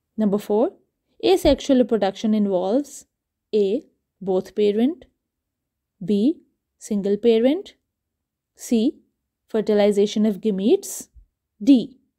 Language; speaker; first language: English; non-native, local second language; Urdu